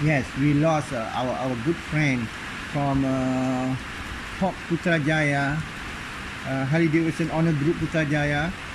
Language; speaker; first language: English; non-native, local second language; Malay